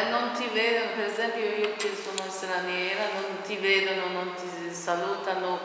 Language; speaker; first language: Italian; non-native, learner; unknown